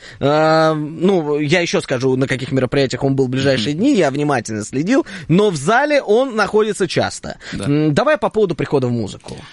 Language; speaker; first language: Russian; native; Russian